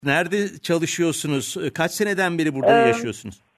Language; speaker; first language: Turkish; native; Turkish